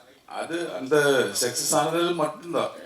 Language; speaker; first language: Tamil; non-native, learner; Malayalam